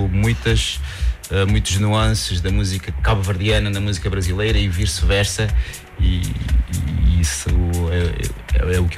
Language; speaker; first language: Portuguese; non-native, local second language; Kabuverdianu